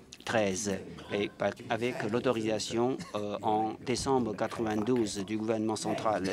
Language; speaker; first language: French; non-native, fluent; Chinese